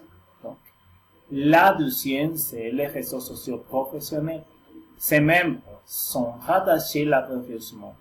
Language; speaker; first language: French; non-native, learner; Spanish